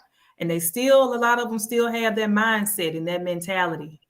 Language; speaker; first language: English; native; English